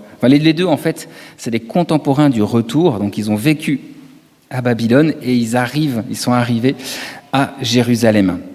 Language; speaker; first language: French; native; French